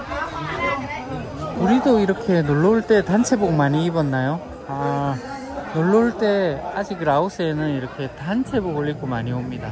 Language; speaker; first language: Korean; native; Korean